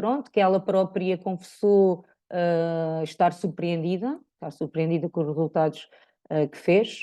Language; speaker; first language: Portuguese; native; Portuguese